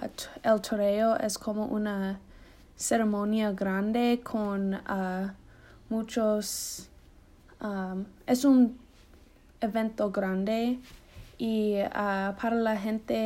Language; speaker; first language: Spanish; non-native, learner; English